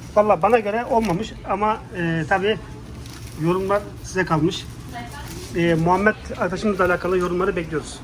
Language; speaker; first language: Turkish; native; Turkish